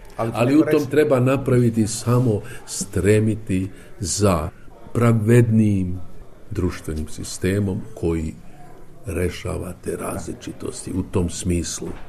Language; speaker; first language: Croatian; native; Croatian